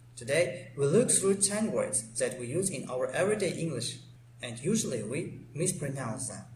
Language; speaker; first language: English; non-native, fluent; Uzbek